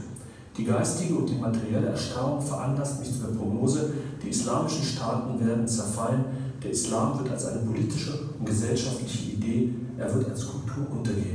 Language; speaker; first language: German; native; German